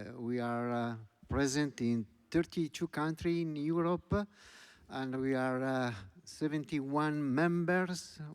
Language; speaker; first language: English; non-native, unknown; Italian